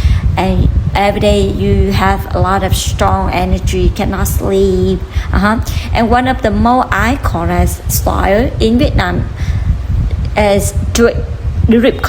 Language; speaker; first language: English; non-native, learner; Vietnamese